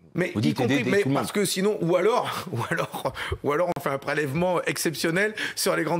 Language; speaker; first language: French; native; French